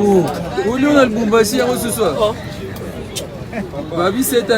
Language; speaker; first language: French; non-native, local second language; Lingala